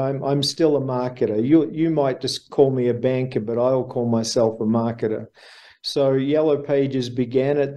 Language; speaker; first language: English; native; English